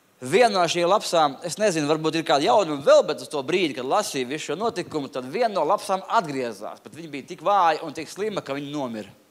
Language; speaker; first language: Latvian; non-native, local second language; Russian